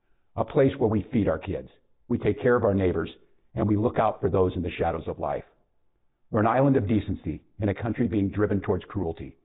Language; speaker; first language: English; native; English